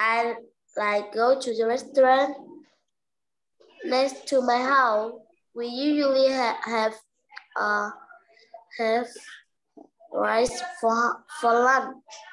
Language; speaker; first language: English; non-native, learner; Vietnamese